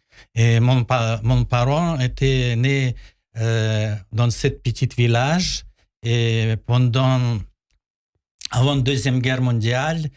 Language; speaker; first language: French; non-native, learner; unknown